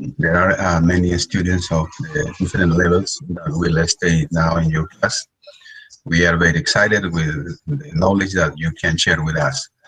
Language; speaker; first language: English; non-native, fluent; Spanish